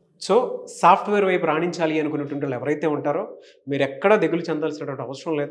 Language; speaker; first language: Telugu; native; Telugu